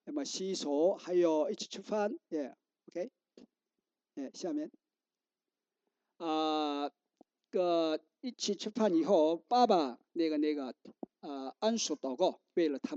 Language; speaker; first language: Chinese; non-native, learner; Korean